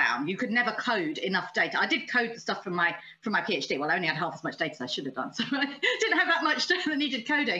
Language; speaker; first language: English; native; English